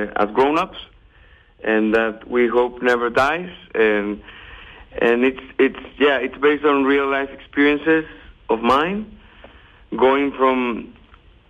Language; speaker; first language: English; non-native, fluent; Spanish